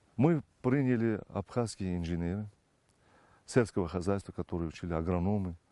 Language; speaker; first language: Russian; non-native, fluent; Turkish